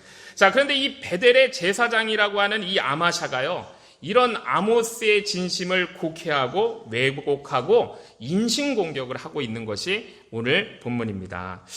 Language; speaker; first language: Korean; native; Korean